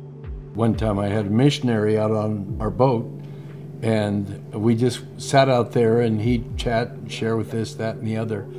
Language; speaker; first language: English; native; English